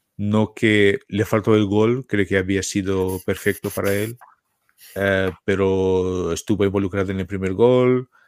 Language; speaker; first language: Spanish; non-native, fluent; Portuguese